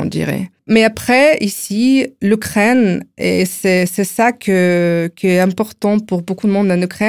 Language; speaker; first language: French; non-native, fluent; Ukrainian